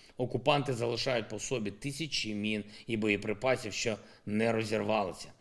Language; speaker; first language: Ukrainian; non-native, local second language; Russian